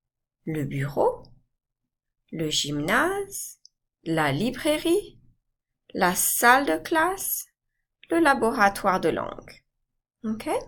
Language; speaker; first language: French; non-native, fluent; English